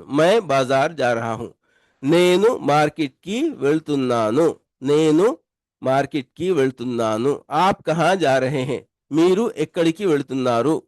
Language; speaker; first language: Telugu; non-native, local second language; Urdu